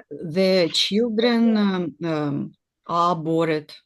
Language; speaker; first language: English; non-native, learner; Russian